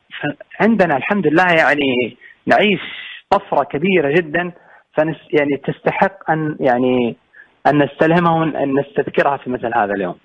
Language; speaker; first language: Arabic; native; Arabic